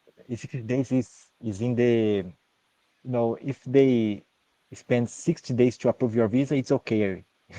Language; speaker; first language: English; non-native, learner; Portuguese